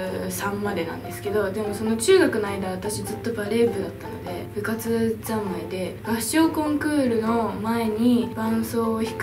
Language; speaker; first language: Japanese; native; Japanese